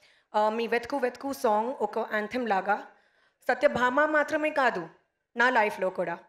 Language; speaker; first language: Telugu; non-native, learner; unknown